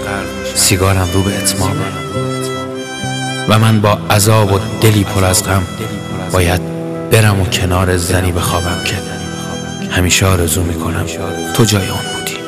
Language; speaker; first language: Persian; native; Persian